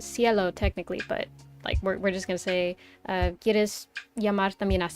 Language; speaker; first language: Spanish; non-native, learner; English